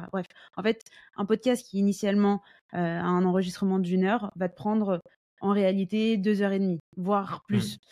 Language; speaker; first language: French; native; French